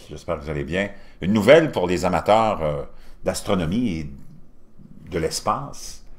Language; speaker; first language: French; native; French